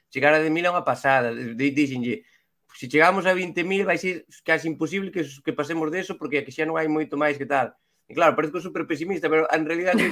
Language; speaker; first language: Galician; non-native, local second language; Spanish